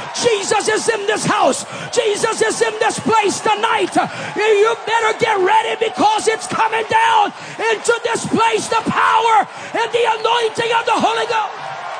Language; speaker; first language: English; non-native, fluent; Portuguese